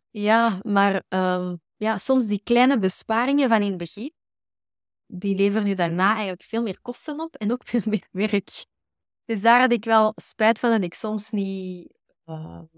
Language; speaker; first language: Dutch; native; Dutch